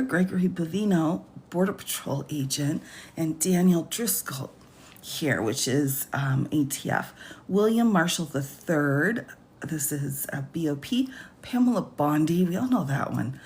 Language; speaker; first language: English; native; English